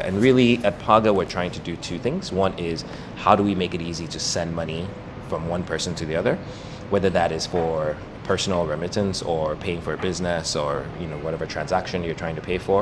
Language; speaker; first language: English; non-native, local second language; Yoruba